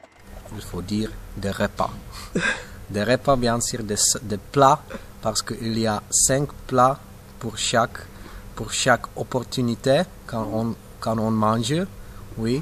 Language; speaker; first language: French; non-native, fluent; Czech